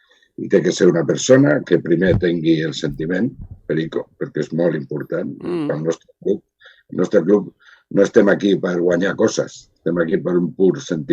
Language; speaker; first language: Catalan; non-native, local second language; Spanish